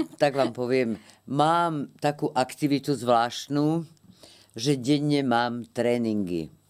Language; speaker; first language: Slovak; native; Slovak